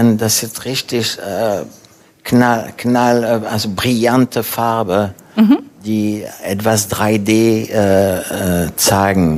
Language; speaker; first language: German; non-native, fluent; French